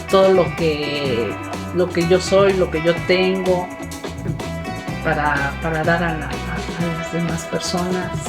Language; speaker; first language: Spanish; native; Spanish